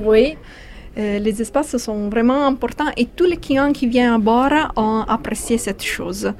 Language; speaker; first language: French; non-native, fluent; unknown